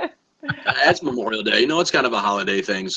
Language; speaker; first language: English; native; English